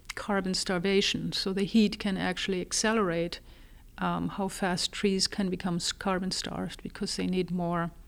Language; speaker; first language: English; non-native, fluent; German